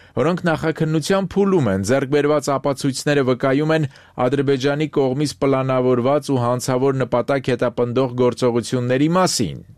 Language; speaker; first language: Armenian; native; Armenian